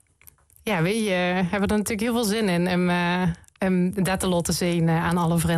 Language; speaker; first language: Dutch; native; Dutch